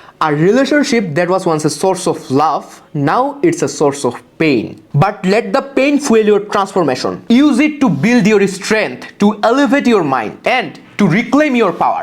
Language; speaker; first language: English; non-native, local second language; Bangla